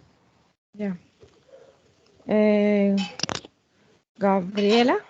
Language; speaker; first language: English; non-native, learner; Spanish